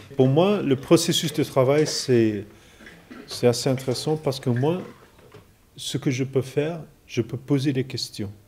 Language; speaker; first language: French; non-native, fluent; English